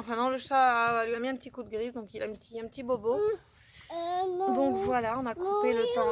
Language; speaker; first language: French; native; French